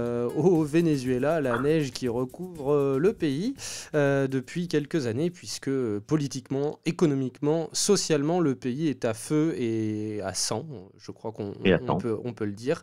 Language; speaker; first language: French; native; French